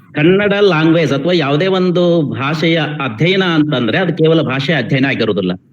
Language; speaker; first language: Kannada; native; Kannada